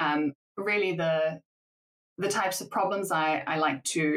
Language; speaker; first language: English; native; English